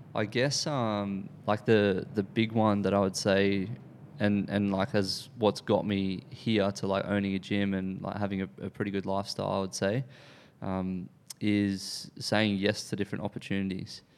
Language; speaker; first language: English; native; English